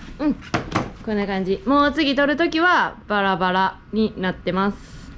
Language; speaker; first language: Japanese; native; Japanese